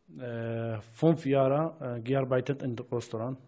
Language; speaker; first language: German; non-native, learner; Kurdish